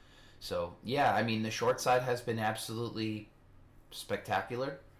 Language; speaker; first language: English; native; English